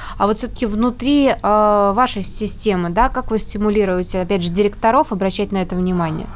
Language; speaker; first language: Russian; native; Russian